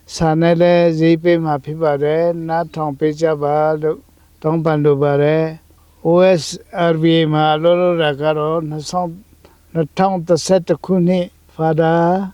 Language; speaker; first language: Burmese; non-native, local second language; Hakha Chin